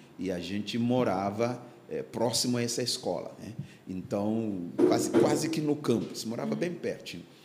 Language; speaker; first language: Portuguese; non-native, fluent; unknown